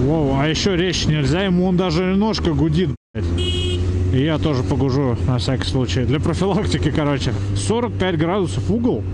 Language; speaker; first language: Russian; native; Russian